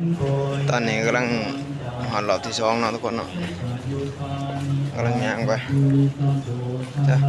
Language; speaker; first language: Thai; non-native, local second language; Lao